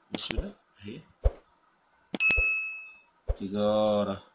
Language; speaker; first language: Arabic; native; Arabic